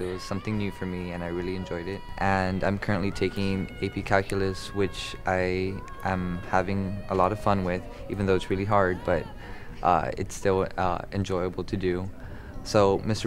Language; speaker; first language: English; early bilingual, other home language; Spanish